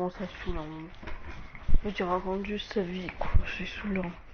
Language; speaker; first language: French; native; French